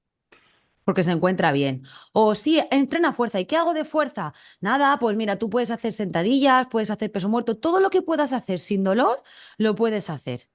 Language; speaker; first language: Spanish; native; Spanish